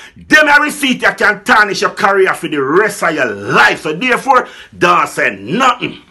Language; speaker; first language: English; non-native, local second language; Jamaican Creole English